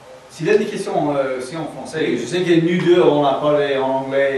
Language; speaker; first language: French; non-native, learner; English